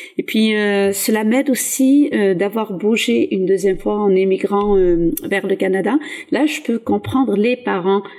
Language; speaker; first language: French; early bilingual, other home language; Arabic